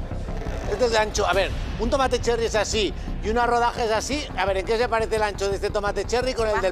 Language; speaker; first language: Spanish; native; Spanish